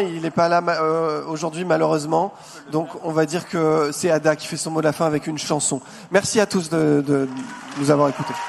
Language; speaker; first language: French; native; French